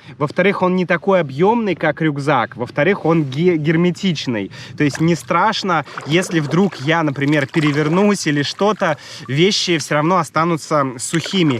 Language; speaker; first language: Russian; native; Russian